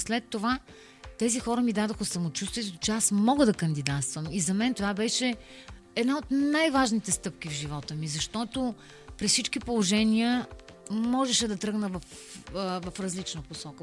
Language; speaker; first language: Bulgarian; native; Bulgarian